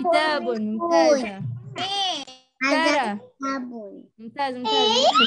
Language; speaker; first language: Arabic; non-native, fluent; Malay